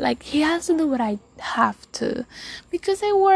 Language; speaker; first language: English; non-native, fluent; Spanish